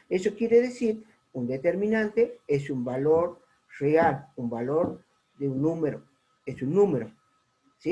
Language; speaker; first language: Spanish; native; Spanish